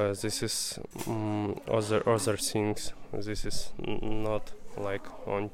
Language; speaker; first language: English; non-native, learner; Russian